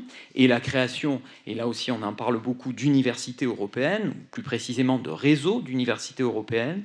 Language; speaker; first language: French; native; French